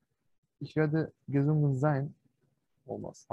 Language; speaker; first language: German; non-native, fluent; Turkish